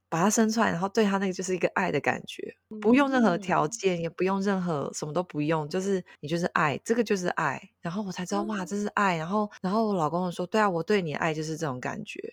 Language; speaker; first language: Chinese; native; Chinese